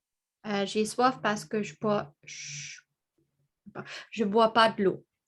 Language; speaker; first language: French; non-native, learner; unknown